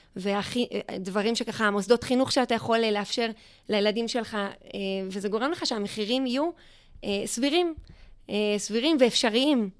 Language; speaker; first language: Hebrew; native; Hebrew